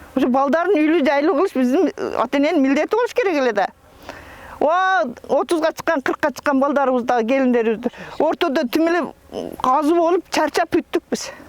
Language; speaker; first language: Kyrgyz; native; Kyrgyz